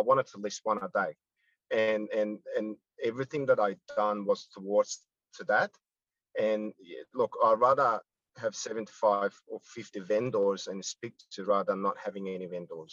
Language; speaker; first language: English; non-native, fluent; Greek